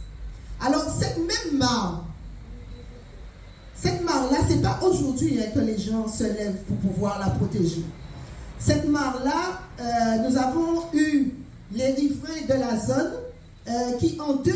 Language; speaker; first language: French; native; French